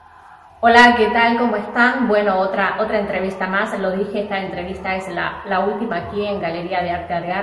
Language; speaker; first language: Spanish; native; Spanish